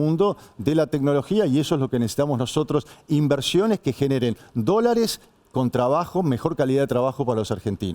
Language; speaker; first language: Spanish; native; Spanish